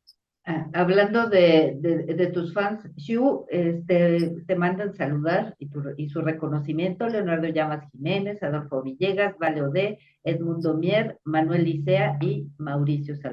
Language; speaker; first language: Spanish; native; Spanish